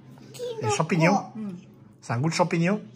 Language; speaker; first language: French; native; French